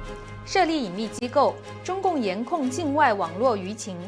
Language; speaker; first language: Chinese; native; Chinese